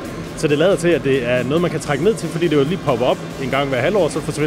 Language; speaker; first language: Danish; native; Danish